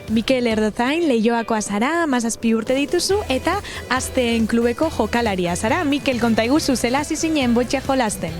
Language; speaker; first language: Basque; native; Basque